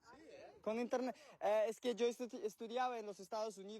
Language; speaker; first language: Spanish; non-native, learner; Kazakh